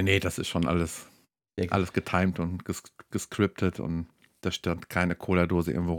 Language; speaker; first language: German; native; German